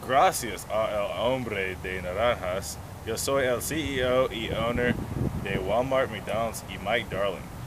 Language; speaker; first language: Spanish; non-native, learner; English